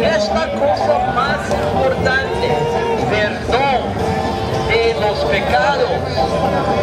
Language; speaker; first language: Spanish; non-native, learner; English